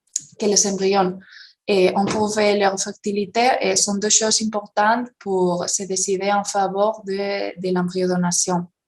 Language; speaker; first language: French; non-native, fluent; Spanish